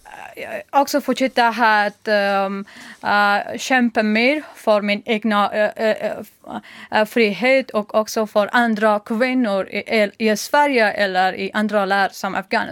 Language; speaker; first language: Swedish; non-native, learner; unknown